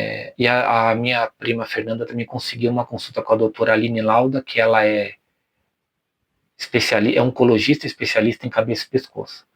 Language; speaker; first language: Portuguese; native; Portuguese